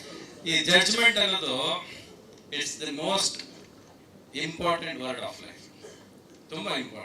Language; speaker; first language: Kannada; native; Kannada